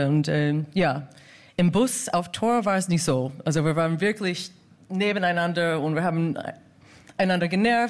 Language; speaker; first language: German; non-native, fluent; English